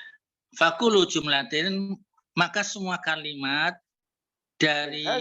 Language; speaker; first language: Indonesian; native; Indonesian